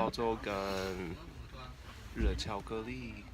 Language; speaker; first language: Chinese; non-native, learner; English